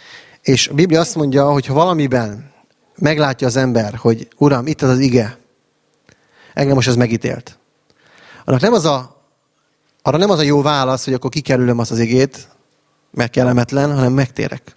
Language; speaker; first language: Hungarian; native; Hungarian